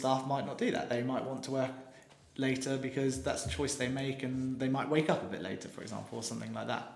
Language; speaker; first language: English; native; English